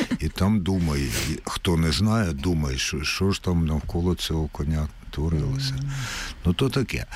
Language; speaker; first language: Ukrainian; native; Ukrainian